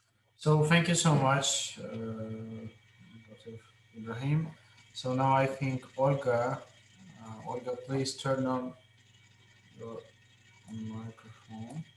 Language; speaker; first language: English; non-native, fluent; Russian